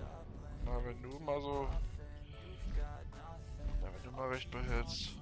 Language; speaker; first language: German; native; German